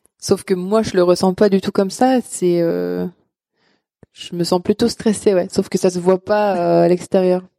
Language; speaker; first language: French; non-native, fluent; Swedish